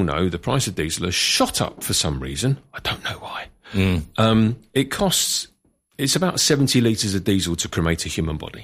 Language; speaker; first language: English; native; English